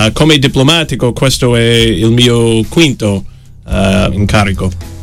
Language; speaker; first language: Italian; non-native, fluent; English